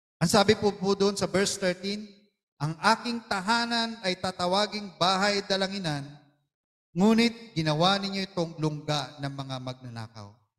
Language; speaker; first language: Filipino; non-native, local second language; Iloko